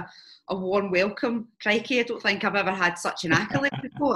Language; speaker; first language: English; native; English